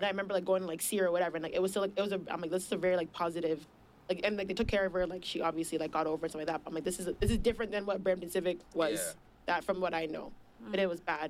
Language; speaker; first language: English; native; English